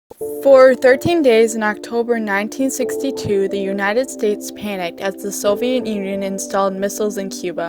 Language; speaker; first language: English; native; English